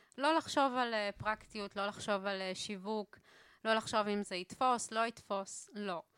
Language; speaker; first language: Hebrew; native; Hebrew